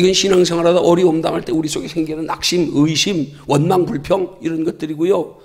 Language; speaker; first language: Korean; native; Korean